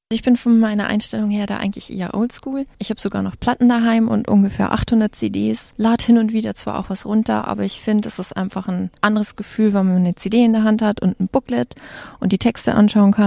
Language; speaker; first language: German; native; German